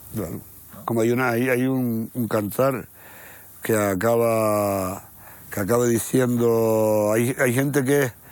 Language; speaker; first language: Spanish; native; Spanish